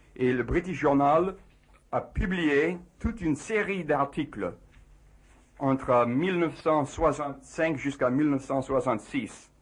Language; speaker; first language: French; non-native, fluent; English